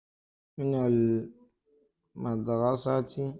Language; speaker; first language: Arabic; non-native, fluent; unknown